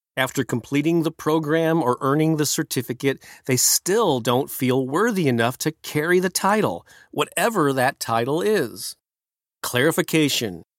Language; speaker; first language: English; native; English